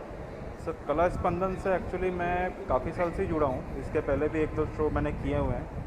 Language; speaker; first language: Hindi; native; Hindi